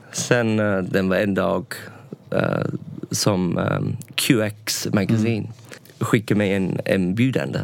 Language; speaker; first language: Swedish; non-native, learner; English